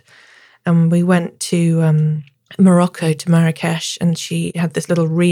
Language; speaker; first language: English; native; English